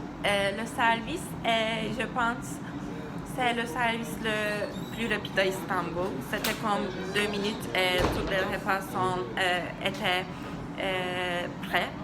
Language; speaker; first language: French; non-native, learner; Turkish